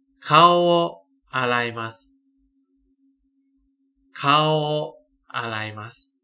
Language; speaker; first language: Japanese; non-native, fluent; Thai